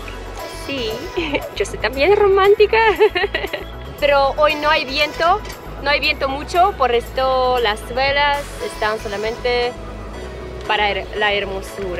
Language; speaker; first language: Spanish; non-native, fluent; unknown